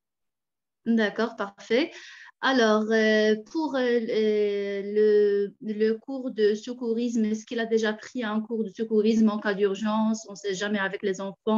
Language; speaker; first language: French; non-native, fluent; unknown